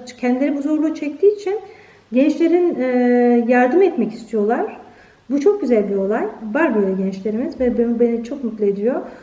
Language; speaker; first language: Turkish; early bilingual, heritage; Turkish